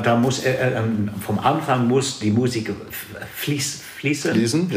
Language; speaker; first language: German; non-native, fluent; English